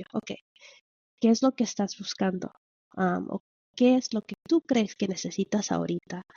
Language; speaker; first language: Spanish; early bilingual, heritage; Spanish